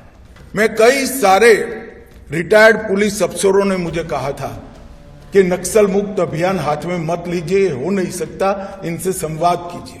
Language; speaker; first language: Hindi; non-native, local second language; Gujarati